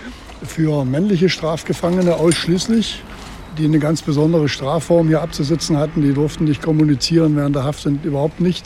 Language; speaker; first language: German; native; German